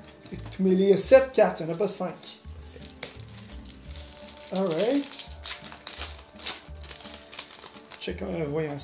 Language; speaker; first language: French; native; French